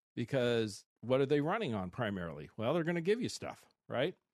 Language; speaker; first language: English; native; English